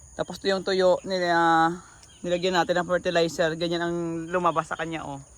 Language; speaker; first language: Filipino; native; Filipino